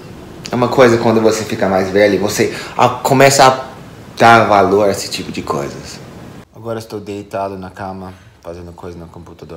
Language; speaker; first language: Portuguese; non-native, fluent; English